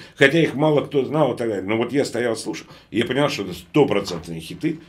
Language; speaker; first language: Russian; native; Russian